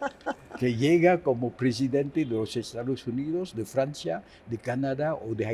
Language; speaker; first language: Spanish; non-native, fluent; Haitian Creole